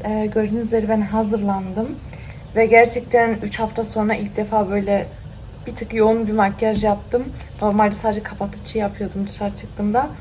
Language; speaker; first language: Turkish; early bilingual, heritage; Turkish